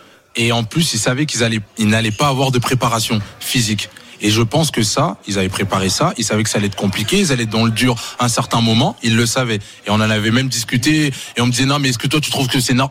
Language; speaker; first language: French; native; French